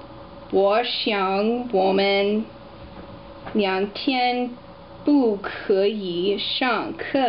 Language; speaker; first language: Chinese; non-native, learner; English